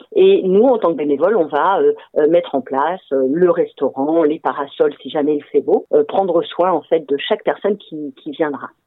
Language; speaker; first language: French; native; French